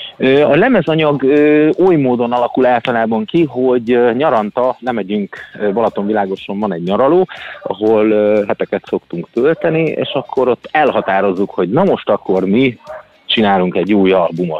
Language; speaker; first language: Hungarian; native; Hungarian